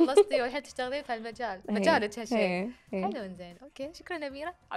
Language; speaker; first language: Arabic; native; Arabic